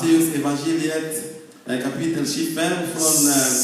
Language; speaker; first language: Swedish; non-native, fluent; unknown